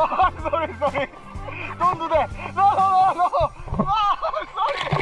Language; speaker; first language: English; non-native, learner; Korean